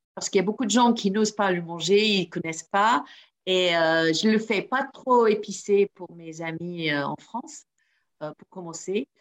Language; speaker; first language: French; non-native, fluent; English